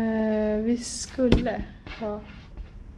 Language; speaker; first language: French; non-native, learner; Swedish